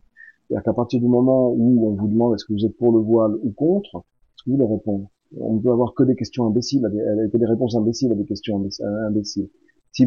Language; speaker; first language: French; native; French